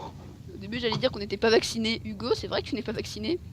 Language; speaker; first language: French; native; French